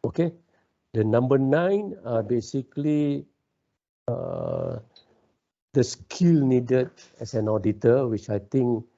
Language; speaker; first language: English; non-native, local second language; Malay